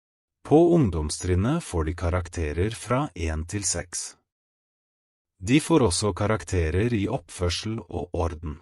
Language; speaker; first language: Norwegian; non-native, fluent; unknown